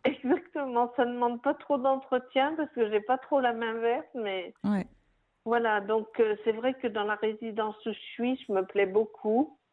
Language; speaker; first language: French; native; French